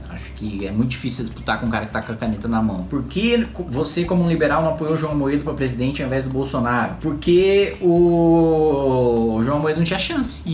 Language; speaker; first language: Portuguese; native; Portuguese